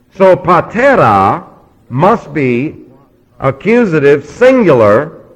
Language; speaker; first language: English; native; English